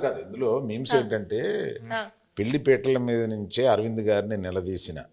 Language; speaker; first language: Telugu; native; Telugu